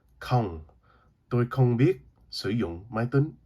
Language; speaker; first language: Vietnamese; early bilingual, heritage; Vietnamese